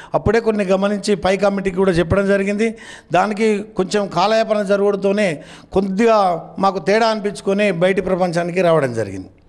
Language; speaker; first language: Telugu; native; Telugu